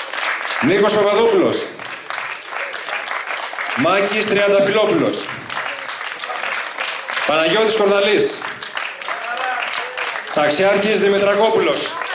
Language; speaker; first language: Greek; native; Greek